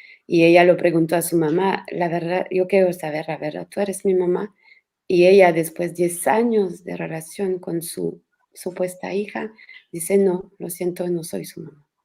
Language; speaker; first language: Spanish; non-native, learner; French